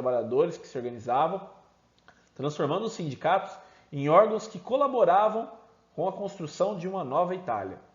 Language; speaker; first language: Portuguese; native; Portuguese